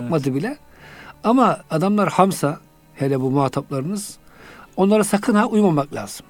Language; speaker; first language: Turkish; native; Turkish